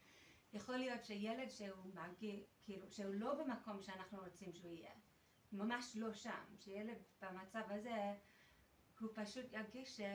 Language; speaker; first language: Hebrew; non-native, fluent; English